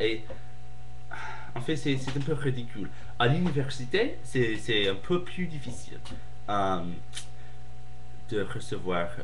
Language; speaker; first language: French; non-native, fluent; English